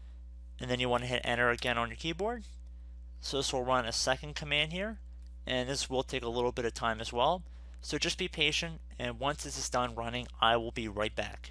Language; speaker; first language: English; native; English